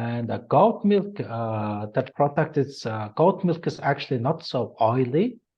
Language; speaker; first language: English; non-native, learner; Mongolian